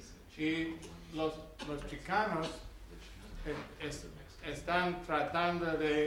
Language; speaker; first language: Spanish; non-native, learner; English